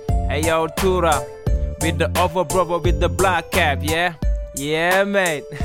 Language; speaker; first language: English; non-native, local second language; Wolof